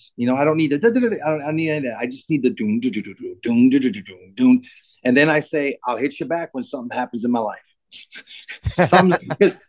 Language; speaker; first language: English; native; English